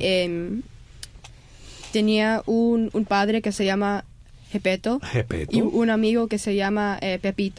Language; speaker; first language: Spanish; early bilingual, heritage; Spanish